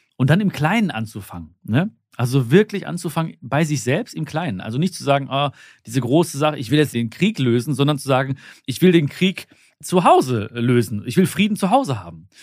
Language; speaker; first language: German; early bilingual, other home language; Malayalam